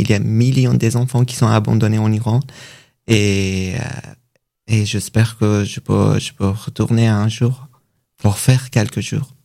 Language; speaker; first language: French; non-native, learner; Persian